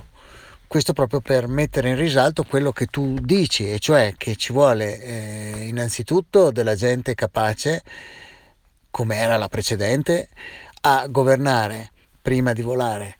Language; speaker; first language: Italian; native; Italian